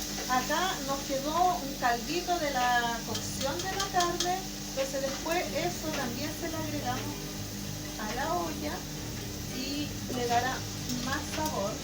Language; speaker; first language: Spanish; native; Spanish